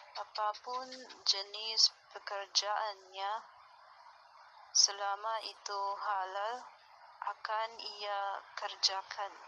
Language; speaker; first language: Indonesian; non-native, learner; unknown